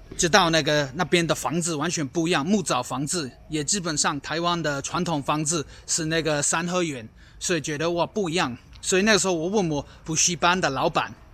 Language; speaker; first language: Chinese; non-native, fluent; English